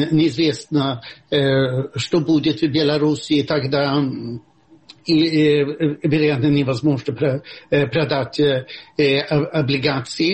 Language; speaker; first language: Russian; non-native, fluent; Swedish